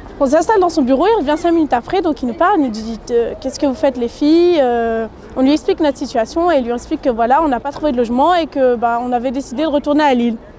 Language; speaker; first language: French; early bilingual, other home language; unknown